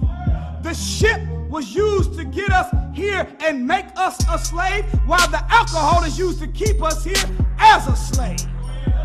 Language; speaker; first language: English; native; English